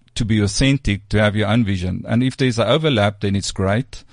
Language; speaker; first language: English; non-native, local second language; Afrikaans